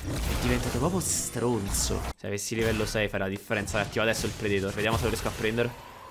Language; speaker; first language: Italian; native; Italian